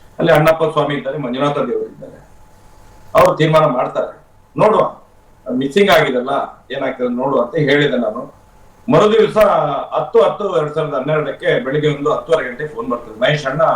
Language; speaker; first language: Kannada; non-native, local second language; Tulu